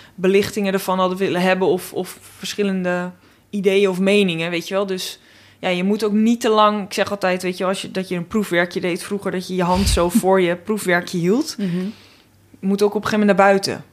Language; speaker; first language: Dutch; native; Dutch